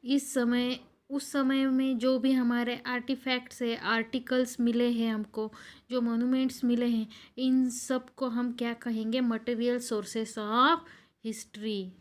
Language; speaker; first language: Hindi; non-native, local second language; Marathi